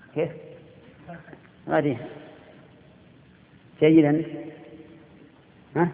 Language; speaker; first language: Arabic; native; Arabic